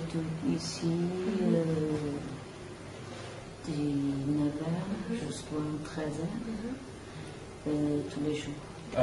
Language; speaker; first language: French; non-native, learner; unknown